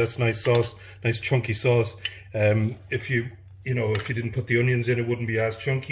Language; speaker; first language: English; native; English